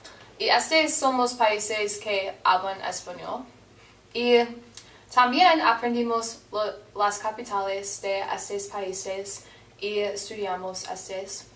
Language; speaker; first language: Spanish; non-native, learner; English